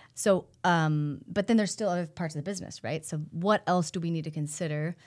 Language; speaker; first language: English; native; English